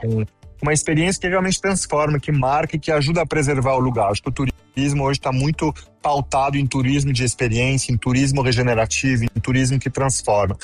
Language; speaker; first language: Portuguese; non-native, fluent; French